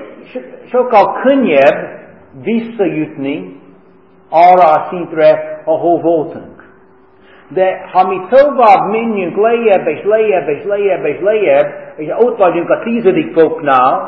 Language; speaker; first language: Hungarian; non-native, fluent; English